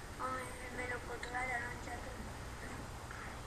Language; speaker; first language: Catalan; non-native, local second language; Spanish